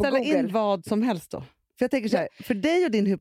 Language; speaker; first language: Swedish; native; Swedish